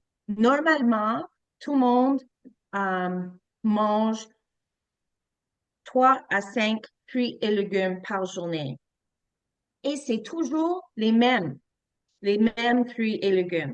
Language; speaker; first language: French; non-native, learner; English